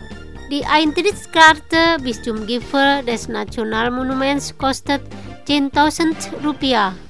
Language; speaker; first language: German; non-native, fluent; Indonesian